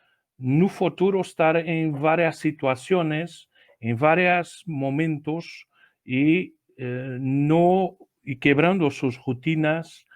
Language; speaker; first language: Spanish; non-native, learner; Portuguese